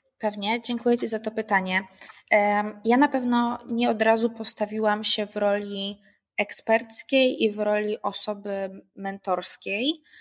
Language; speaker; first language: Polish; native; Polish